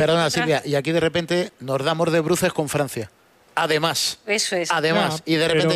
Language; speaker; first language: Spanish; native; Spanish